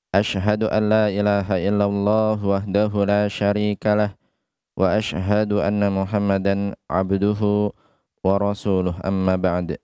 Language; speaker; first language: Arabic; non-native, fluent; Indonesian